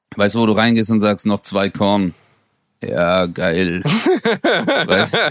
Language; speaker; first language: German; native; German